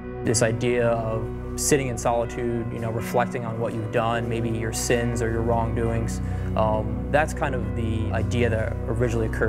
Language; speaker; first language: English; native; English